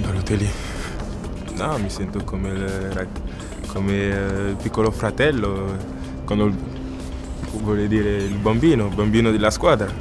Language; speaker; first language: Italian; non-native, learner; French